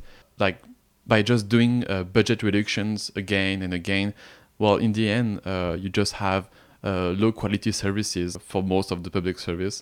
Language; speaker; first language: English; non-native, fluent; French